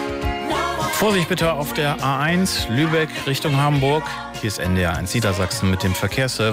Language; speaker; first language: German; native; German